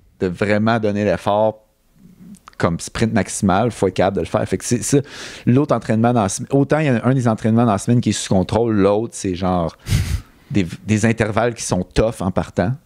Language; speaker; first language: French; native; French